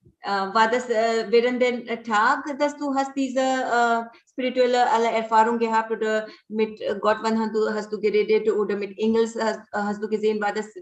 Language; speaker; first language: German; non-native, fluent; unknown